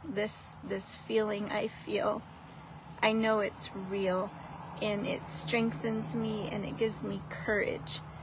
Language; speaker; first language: English; native; English